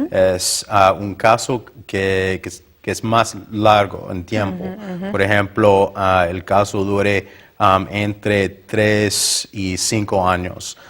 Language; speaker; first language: Spanish; non-native, learner; English